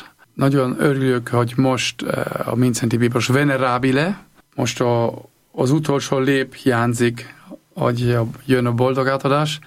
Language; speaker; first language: Hungarian; non-native, learner; German